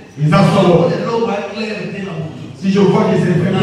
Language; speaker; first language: French; non-native, local second language; Lingala